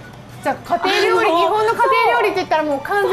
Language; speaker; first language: Japanese; native; Japanese